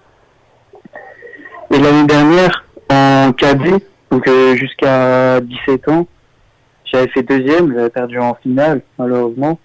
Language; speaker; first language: French; early bilingual, other home language; Armenian